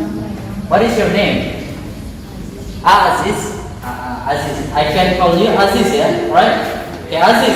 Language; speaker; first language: English; non-native, learner; Indonesian